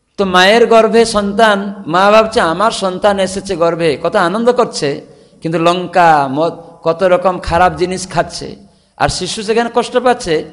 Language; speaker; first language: Bangla; non-native, fluent; Odia